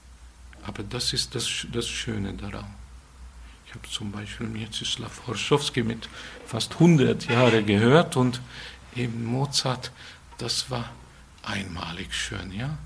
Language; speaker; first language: German; non-native, fluent; Hungarian